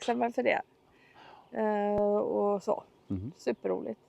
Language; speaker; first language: Swedish; native; Swedish